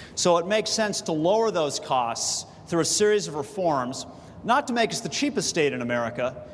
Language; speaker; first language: English; native; English